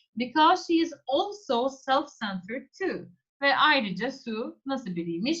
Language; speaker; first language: English; non-native, fluent; Turkish